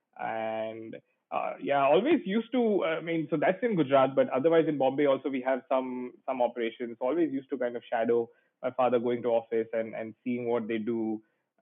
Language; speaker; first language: English; non-native, local second language; Gujarati